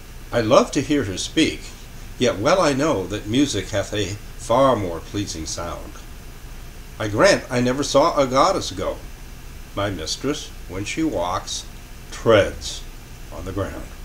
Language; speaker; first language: English; native; English